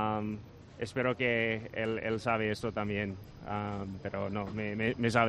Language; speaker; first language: Spanish; non-native, fluent; Dutch